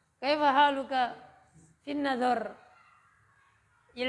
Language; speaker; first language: Arabic; non-native, fluent; Indonesian